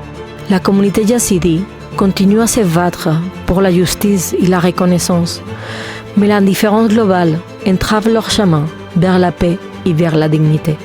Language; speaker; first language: French; native; French